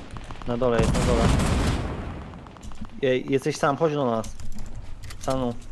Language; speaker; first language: Polish; native; Polish